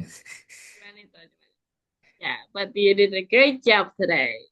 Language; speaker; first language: English; non-native, fluent; Indonesian